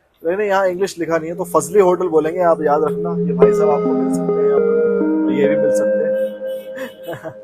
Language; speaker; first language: Hindi; native; Hindi